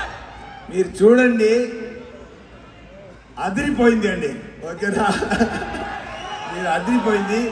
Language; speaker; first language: Telugu; non-native, learner; Tamil